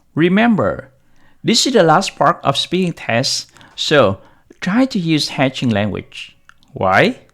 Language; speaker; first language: English; non-native, fluent; Vietnamese